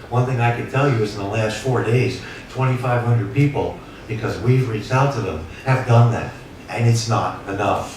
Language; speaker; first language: English; native; English